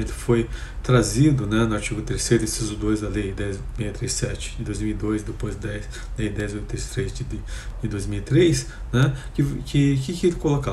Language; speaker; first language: Portuguese; native; Portuguese